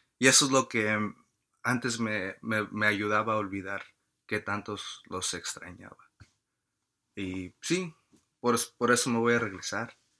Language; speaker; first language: Spanish; early bilingual, heritage; Spanish